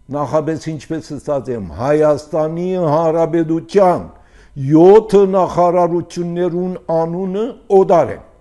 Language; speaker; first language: Armenian; early bilingual, heritage; Armenian